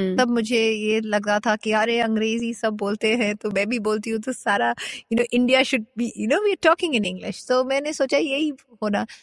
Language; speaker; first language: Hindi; non-native, local second language; Bangla